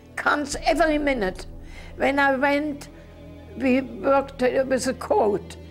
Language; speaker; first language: English; non-native, learner; German